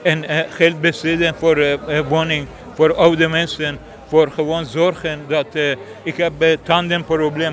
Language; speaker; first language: Dutch; non-native, learner; Persian